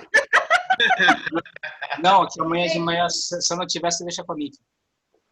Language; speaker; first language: Portuguese; native; Portuguese